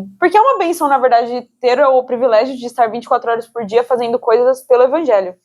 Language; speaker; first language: Portuguese; native; Portuguese